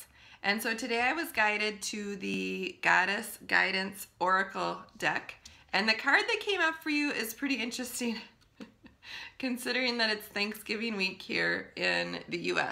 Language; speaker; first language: English; native; English